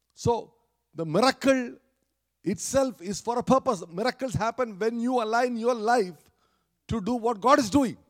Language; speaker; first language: English; non-native, local second language; Malayalam